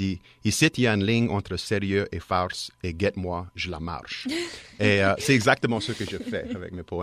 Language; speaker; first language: French; native; French